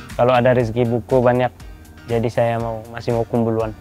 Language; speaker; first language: Indonesian; non-native, learner; Arabic